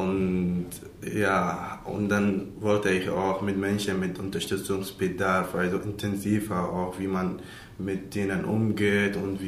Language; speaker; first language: German; non-native, learner; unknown